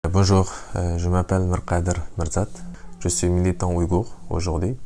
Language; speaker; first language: French; non-native, fluent; Uyghur